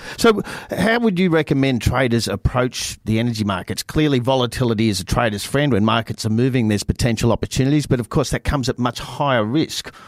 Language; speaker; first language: English; native; English